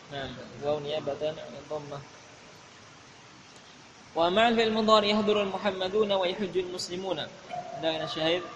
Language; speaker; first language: Arabic; non-native, fluent; Indonesian